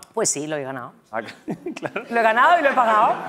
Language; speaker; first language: Spanish; native; Spanish